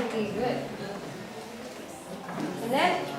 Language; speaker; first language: English; non-native, learner; Indonesian